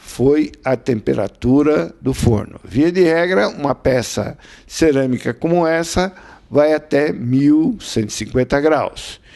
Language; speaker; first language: Portuguese; native; Portuguese